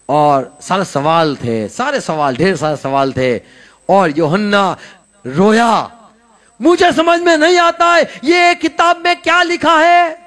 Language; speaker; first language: Hindi; non-native, local second language; Gujarati